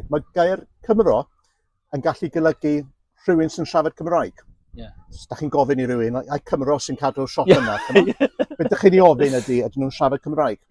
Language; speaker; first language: Welsh; early bilingual, heritage; Welsh